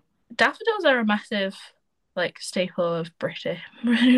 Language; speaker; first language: English; native; English